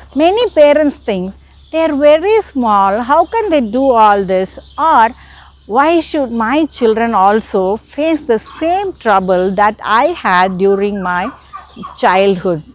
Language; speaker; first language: English; non-native, local second language; Tamil